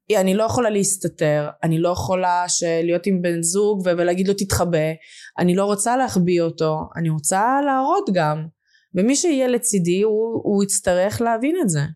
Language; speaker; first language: Hebrew; early bilingual, other home language; Russian